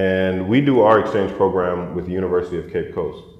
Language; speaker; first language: English; native; English